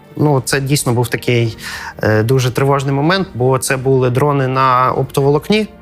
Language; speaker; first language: Ukrainian; native; Ukrainian